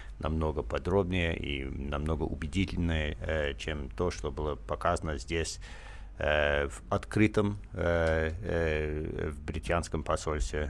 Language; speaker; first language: Russian; non-native, fluent; English